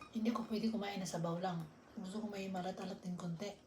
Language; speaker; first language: Filipino; non-native, local second language; Cebuano